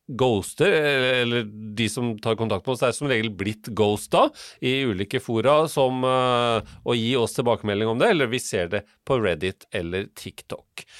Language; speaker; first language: Norwegian; native; Norwegian